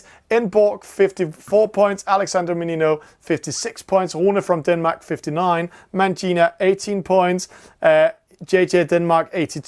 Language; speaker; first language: English; non-native, fluent; Danish